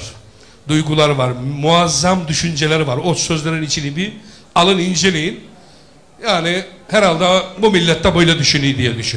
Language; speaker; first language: Turkish; native; Turkish